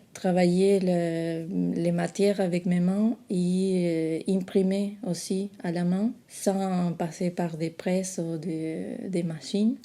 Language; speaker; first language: French; non-native, fluent; Spanish